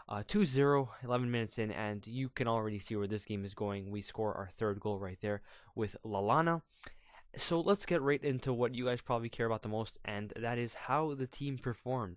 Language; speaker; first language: English; native; English